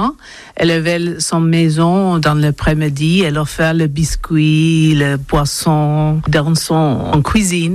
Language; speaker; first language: French; non-native, learner; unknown